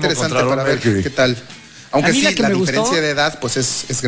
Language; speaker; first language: Spanish; native; Spanish